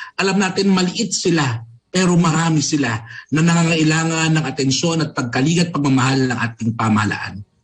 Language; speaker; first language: Filipino; native; Filipino